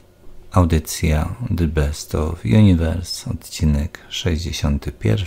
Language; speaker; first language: Polish; native; Polish